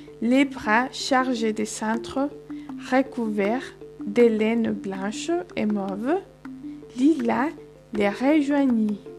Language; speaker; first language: French; non-native, fluent; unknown